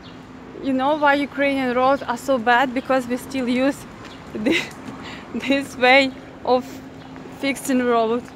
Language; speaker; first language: English; non-native, fluent; Ukrainian